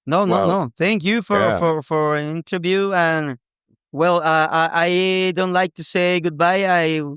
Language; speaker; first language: English; non-native, local second language; Spanish